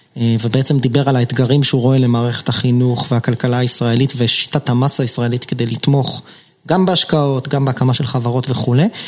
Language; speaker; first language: Hebrew; native; Hebrew